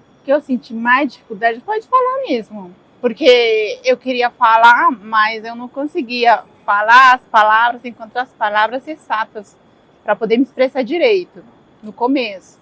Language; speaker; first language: Portuguese; early bilingual, other home language; Spanish